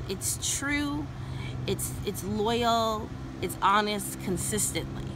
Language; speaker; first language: English; native; English